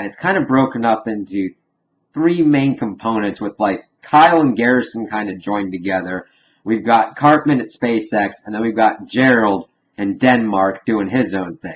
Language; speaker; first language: English; native; English